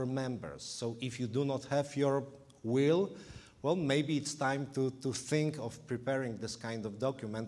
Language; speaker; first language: English; non-native, fluent; Polish